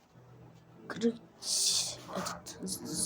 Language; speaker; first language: Russian; native; Russian